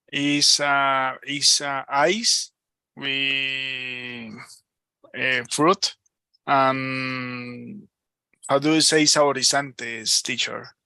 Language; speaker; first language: English; non-native, learner; Spanish